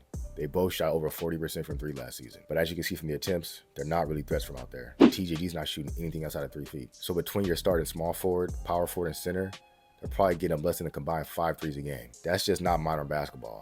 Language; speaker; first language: English; native; English